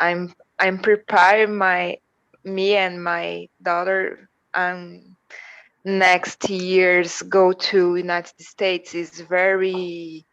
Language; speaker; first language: English; non-native, learner; Portuguese